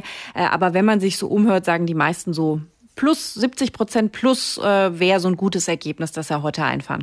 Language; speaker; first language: German; native; German